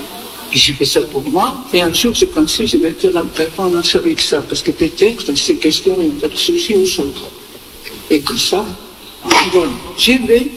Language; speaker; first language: French; non-native, fluent; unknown